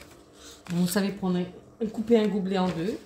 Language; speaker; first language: French; native; French